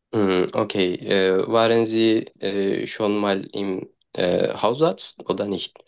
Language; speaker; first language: German; non-native, learner; Turkish